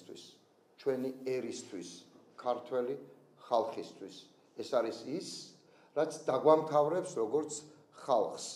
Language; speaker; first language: Georgian; native; Georgian